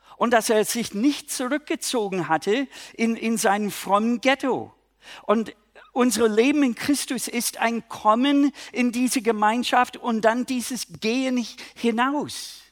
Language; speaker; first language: German; non-native, fluent; English